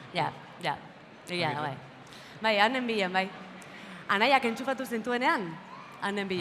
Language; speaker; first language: Basque; native; Basque